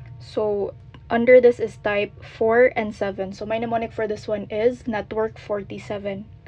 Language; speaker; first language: English; non-native, local second language; Filipino